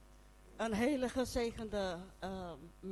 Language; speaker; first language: Dutch; non-native, local second language; Papiamento